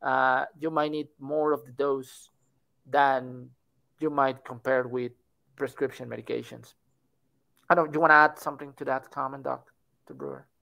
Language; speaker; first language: English; non-native, fluent; Spanish